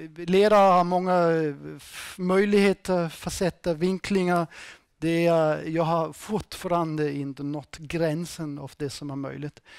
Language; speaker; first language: Swedish; non-native, fluent; German